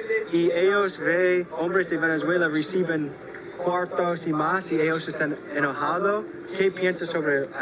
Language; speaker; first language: Spanish; non-native, learner; English